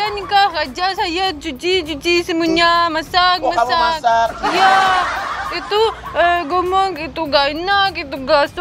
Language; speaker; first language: Indonesian; non-native, learner; Russian